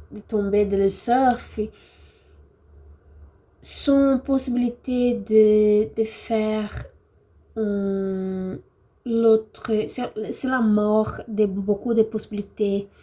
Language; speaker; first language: French; non-native, learner; Portuguese